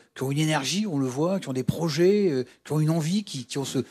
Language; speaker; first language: French; native; French